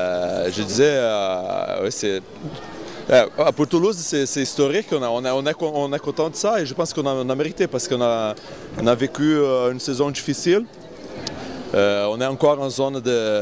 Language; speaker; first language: French; non-native, fluent; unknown